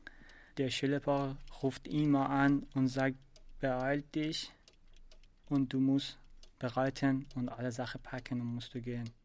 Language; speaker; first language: German; non-native, learner; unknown